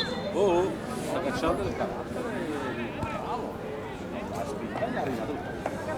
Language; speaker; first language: Italian; native; Italian